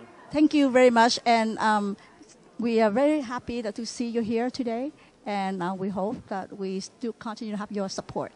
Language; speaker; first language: English; non-native, fluent; Vietnamese